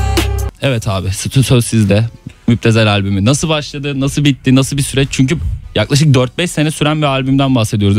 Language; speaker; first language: Turkish; native; Turkish